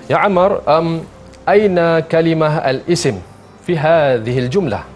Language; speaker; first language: Arabic; non-native, fluent; Malay